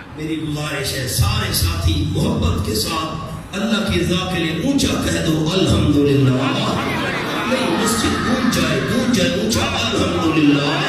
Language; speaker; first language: Urdu; non-native, local second language; Pashto